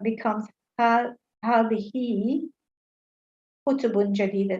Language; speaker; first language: Arabic; non-native, learner; English